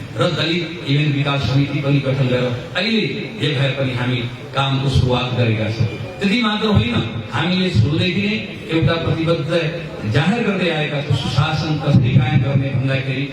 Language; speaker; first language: Nepali; non-native, local second language; Bhojpuri